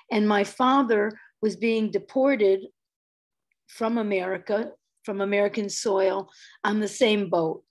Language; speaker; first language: English; native; English